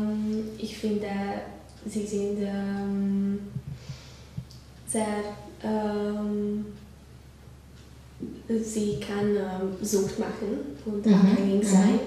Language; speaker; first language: German; non-native, learner; Hungarian